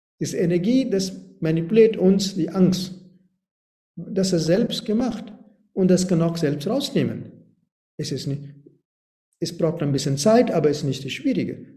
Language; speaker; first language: German; non-native, learner; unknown